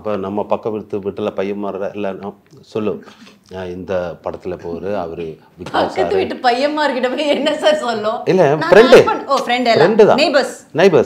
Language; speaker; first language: Tamil; non-native, learner; Malayalam